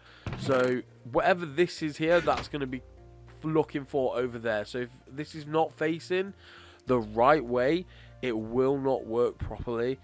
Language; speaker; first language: English; native; English